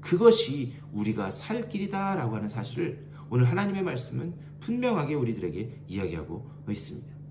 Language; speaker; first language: Korean; native; Korean